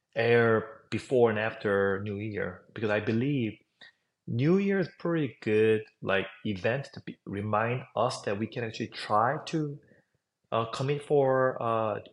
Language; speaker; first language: English; non-native, fluent; Korean